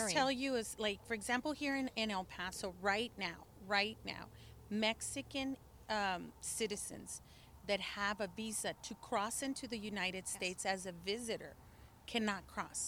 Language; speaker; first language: English; early bilingual, other home language; Spanish